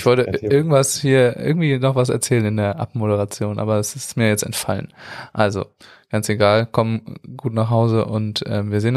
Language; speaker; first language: German; native; German